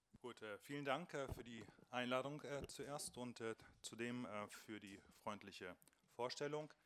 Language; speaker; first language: German; native; German